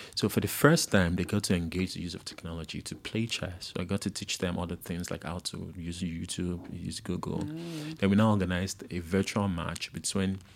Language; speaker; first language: English; non-native, local second language; Yoruba